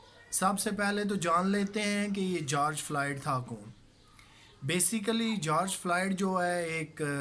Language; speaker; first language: Urdu; native; Urdu